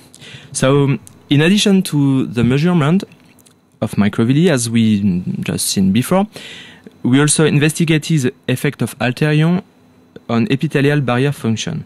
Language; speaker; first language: English; non-native, fluent; French